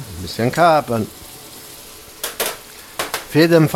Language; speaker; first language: German; non-native, fluent; Italian